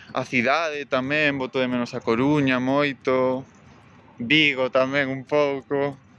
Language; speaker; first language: Galician; native; Galician